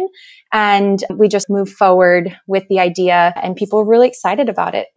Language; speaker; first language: English; native; English